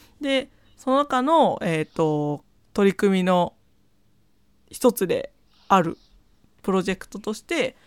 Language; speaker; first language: Japanese; non-native, fluent; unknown